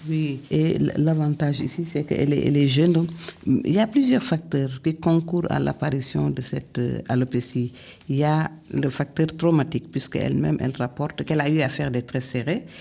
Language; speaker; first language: French; non-native, local second language; Wolof